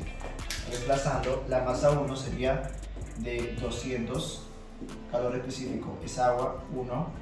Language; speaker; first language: Spanish; native; Spanish